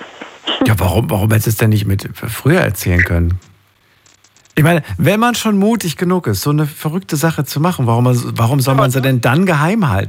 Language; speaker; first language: German; native; German